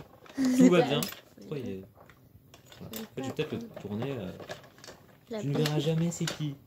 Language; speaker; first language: French; native; French